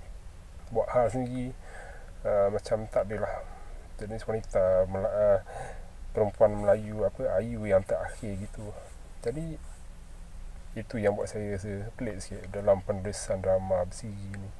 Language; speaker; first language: Malay; native; Malay